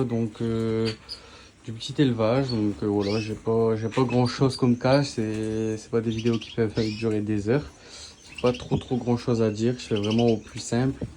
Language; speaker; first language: French; native; French